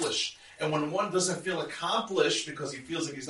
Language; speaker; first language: English; native; English